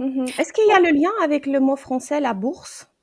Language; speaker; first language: French; non-native, fluent; Ukrainian